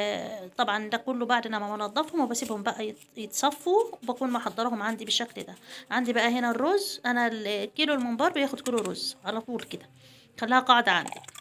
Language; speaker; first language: Arabic; native; Arabic